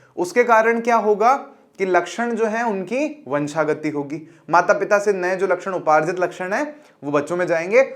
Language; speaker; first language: Hindi; native; Hindi